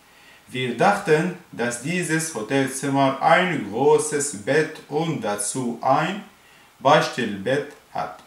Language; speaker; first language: German; non-native, fluent; Arabic